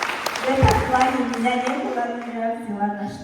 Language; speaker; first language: Russian; non-native, fluent; Tajik